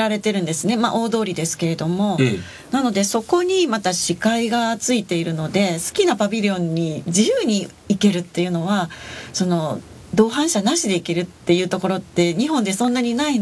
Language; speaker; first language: Japanese; native; Japanese